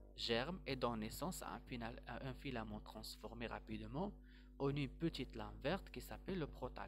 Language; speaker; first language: French; non-native, local second language; Arabic